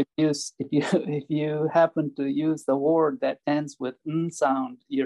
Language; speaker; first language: English; non-native, fluent; Japanese